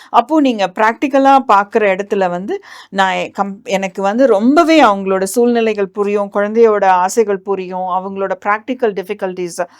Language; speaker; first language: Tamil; native; Tamil